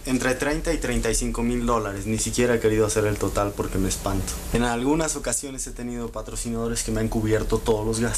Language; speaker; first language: Spanish; native; Spanish